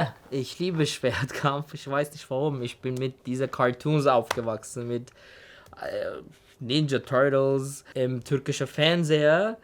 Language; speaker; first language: German; non-native, learner; Turkish